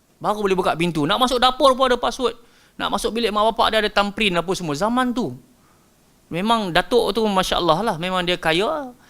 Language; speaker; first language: Malay; native; Malay